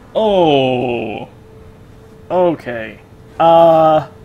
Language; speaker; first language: English; native; English